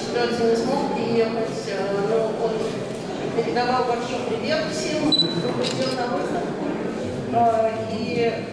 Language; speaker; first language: Russian; native; Russian